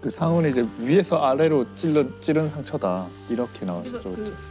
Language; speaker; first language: Korean; native; Korean